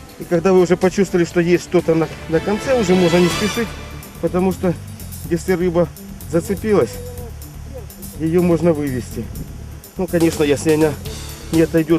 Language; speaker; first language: Russian; native; Russian